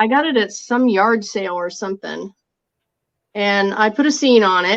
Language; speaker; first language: English; native; English